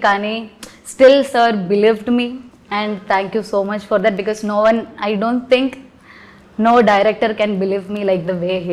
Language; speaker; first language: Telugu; non-native, learner; Malayalam